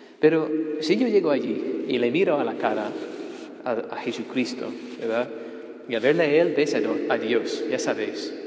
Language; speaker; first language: Spanish; non-native, fluent; English